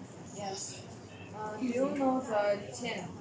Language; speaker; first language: English; non-native, learner; Chinese